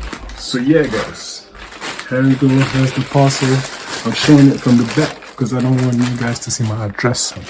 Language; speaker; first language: English; native; English